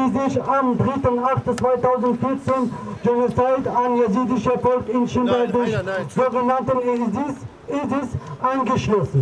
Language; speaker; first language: German; non-native, learner; Kurdish